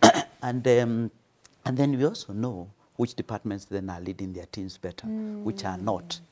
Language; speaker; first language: English; non-native, local second language; Kikuyu